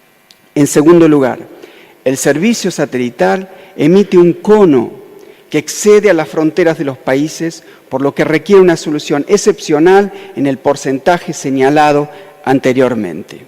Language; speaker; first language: Spanish; native; Spanish